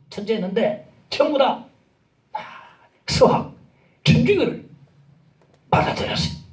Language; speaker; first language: Korean; native; Korean